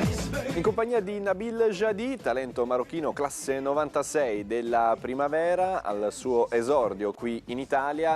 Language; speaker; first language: Italian; native; Italian